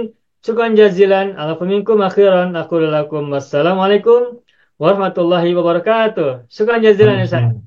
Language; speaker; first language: Arabic; non-native, fluent; Indonesian